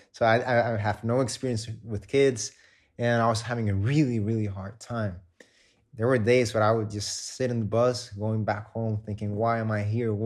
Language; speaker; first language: English; non-native, fluent; Spanish